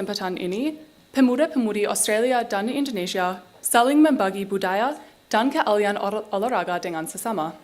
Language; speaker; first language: Indonesian; non-native, fluent; English